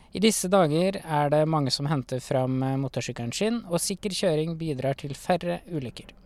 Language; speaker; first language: Norwegian; native; Norwegian